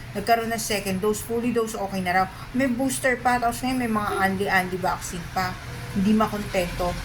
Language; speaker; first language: Filipino; native; Filipino